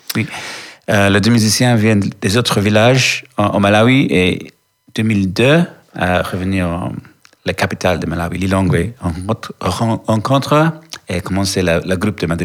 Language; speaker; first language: French; non-native, learner; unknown